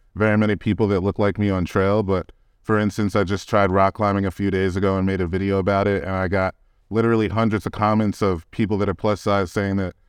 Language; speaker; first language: English; native; English